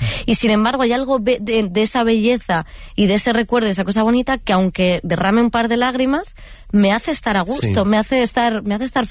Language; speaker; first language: Spanish; native; Spanish